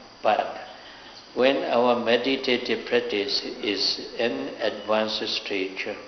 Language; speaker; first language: English; non-native, fluent; Burmese